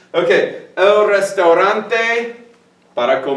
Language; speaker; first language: Spanish; non-native, fluent; English